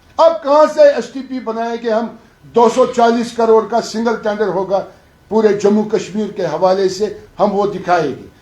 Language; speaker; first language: Urdu; non-native, local second language; Kashmiri